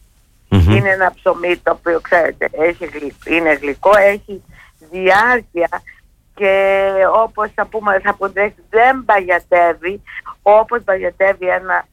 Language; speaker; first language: Greek; native; Greek